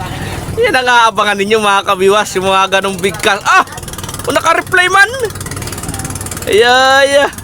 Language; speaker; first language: Filipino; native; Filipino